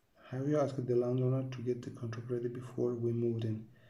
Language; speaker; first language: English; non-native, fluent; Azerbaijani